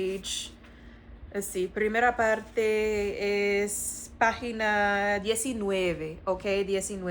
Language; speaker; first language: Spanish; non-native, learner; English